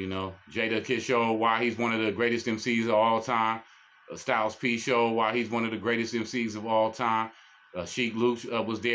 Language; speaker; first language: English; native; English